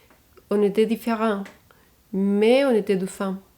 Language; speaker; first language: French; non-native, fluent; Spanish